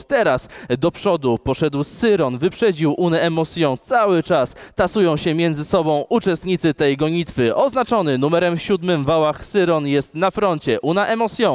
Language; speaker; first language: Polish; native; Polish